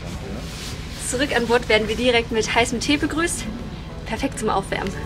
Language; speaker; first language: German; native; German